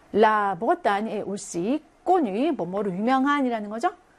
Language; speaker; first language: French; non-native, fluent; Korean